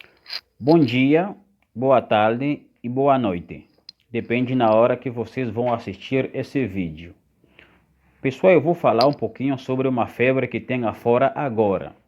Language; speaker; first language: Portuguese; non-native, fluent; Haitian Creole